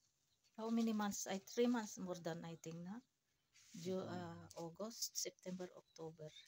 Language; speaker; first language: English; non-native, learner; Filipino